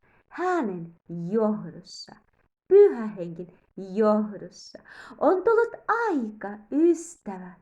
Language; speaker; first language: Finnish; non-native, learner; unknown